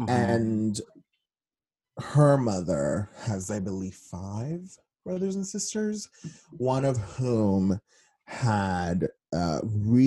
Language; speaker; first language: English; early bilingual, other home language; Spanish